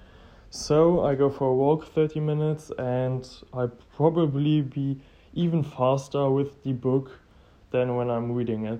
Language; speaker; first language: English; non-native, fluent; German